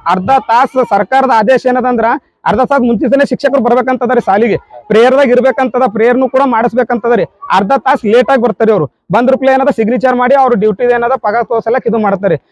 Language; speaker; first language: Kannada; native; Kannada